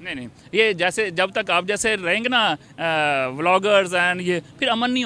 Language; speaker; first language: Hindi; native; Hindi